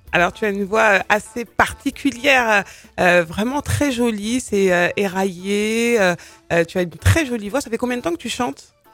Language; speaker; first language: French; native; French